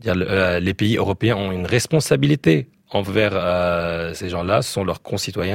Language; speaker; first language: French; native; French